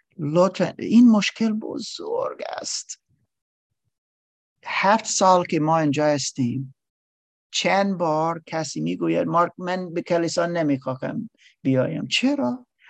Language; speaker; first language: Persian; non-native, learner; English